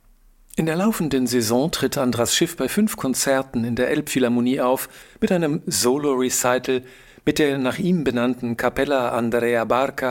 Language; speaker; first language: German; native; German